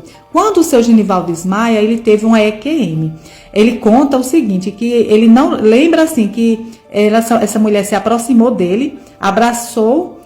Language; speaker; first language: Portuguese; native; Portuguese